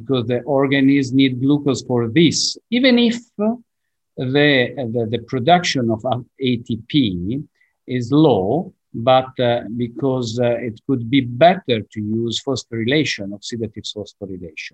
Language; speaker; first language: English; non-native, fluent; Italian